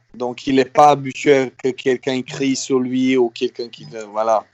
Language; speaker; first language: French; non-native, fluent; Serbian